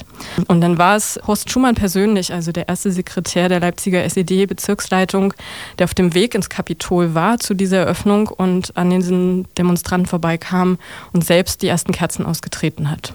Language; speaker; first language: German; native; German